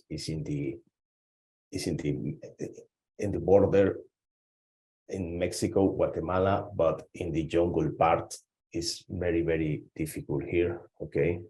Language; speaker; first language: English; non-native, learner; Spanish